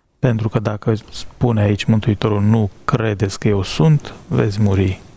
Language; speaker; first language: Romanian; native; Romanian